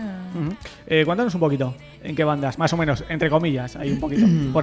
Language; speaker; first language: Spanish; native; Spanish